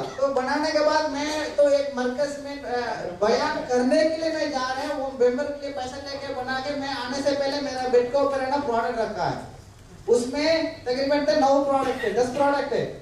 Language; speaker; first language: Hindi; non-native, local second language; Tamil